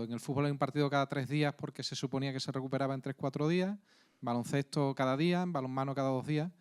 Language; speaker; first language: Spanish; native; Spanish